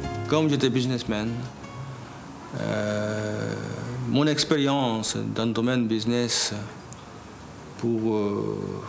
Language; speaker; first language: French; non-native, learner; Japanese